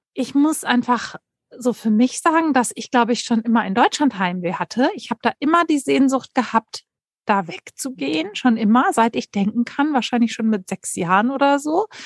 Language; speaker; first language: German; native; German